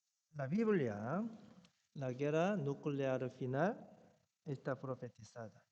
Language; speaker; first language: Spanish; non-native, fluent; Korean